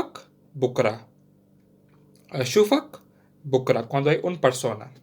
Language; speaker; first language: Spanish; non-native, learner; Sindhi